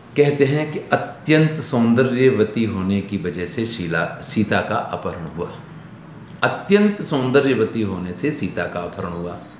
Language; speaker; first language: Hindi; native; Hindi